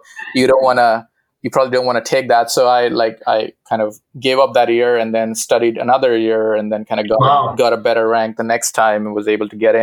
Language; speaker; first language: English; non-native, local second language; Hindi